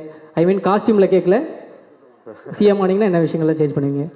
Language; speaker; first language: Tamil; native; Tamil